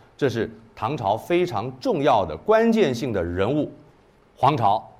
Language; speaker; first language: Chinese; native; Chinese